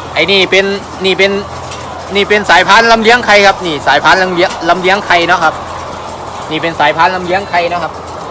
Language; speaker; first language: Thai; native; Thai